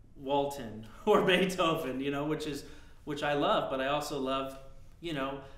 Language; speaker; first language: English; native; English